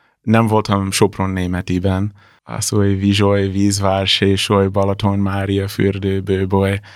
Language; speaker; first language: Hungarian; non-native, fluent; English